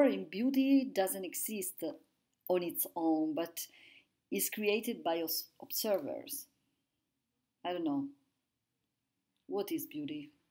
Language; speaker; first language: English; non-native, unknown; Italian